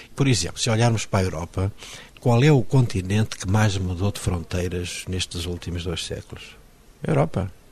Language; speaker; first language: Portuguese; native; Portuguese